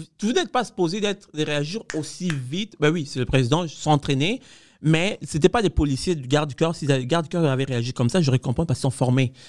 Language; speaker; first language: French; non-native, fluent; Spanish